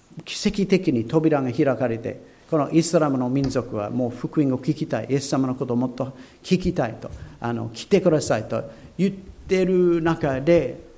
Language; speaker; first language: Japanese; non-native, fluent; English